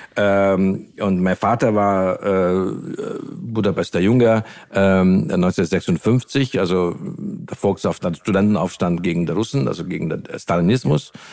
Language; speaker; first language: German; non-native, fluent; Hungarian